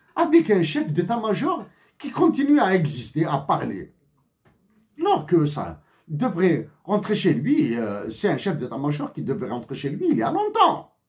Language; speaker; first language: French; non-native, local second language; Kabyle